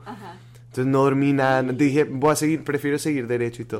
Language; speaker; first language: Spanish; native; Spanish